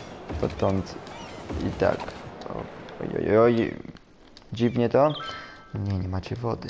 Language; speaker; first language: Polish; native; Polish